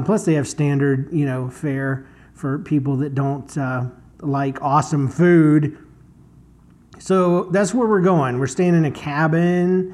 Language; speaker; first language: English; native; English